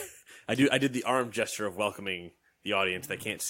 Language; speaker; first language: English; native; English